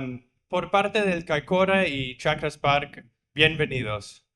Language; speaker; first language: Spanish; non-native, fluent; English